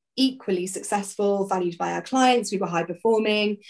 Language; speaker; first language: English; native; English